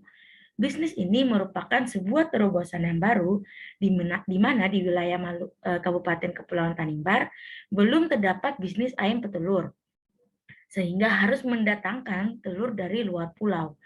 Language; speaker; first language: Indonesian; native; Indonesian